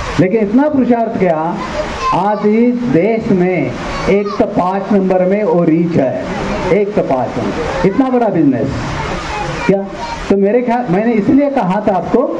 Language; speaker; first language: Hindi; non-native, local second language; Marathi